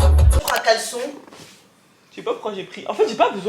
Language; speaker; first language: French; native; French